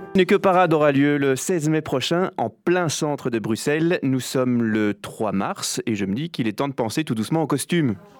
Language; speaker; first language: French; native; French